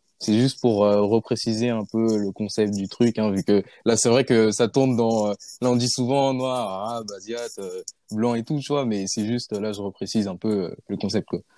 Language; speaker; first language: French; early bilingual, other home language; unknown